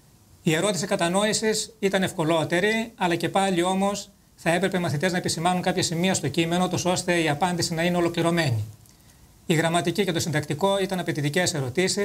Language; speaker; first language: Greek; native; Greek